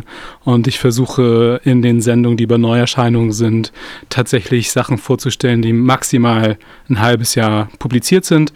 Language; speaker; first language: German; native; German